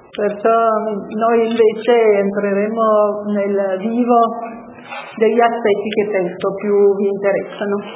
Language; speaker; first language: Italian; non-native, fluent; French